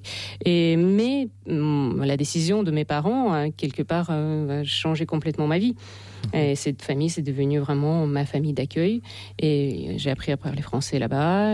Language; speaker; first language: French; non-native, fluent; Russian